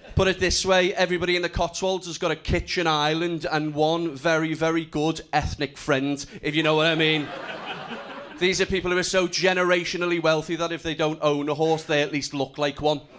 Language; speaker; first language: English; native; English